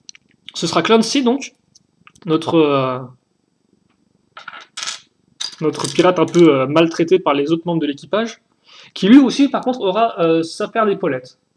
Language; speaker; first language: French; native; French